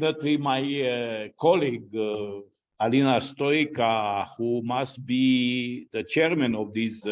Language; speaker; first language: English; non-native, fluent; Romanian